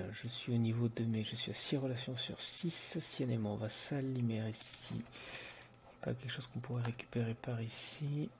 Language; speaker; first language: French; native; French